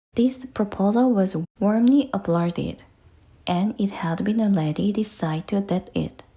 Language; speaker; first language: English; non-native, fluent; Korean